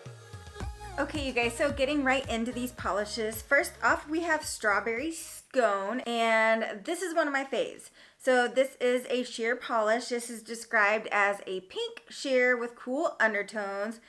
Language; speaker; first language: English; native; English